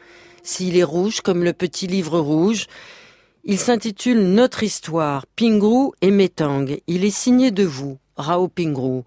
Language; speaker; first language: French; native; French